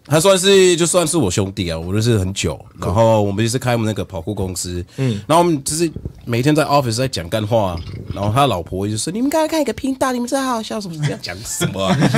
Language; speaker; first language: Chinese; non-native, fluent; English